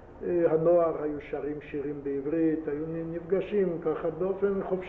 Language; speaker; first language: Hebrew; non-native, fluent; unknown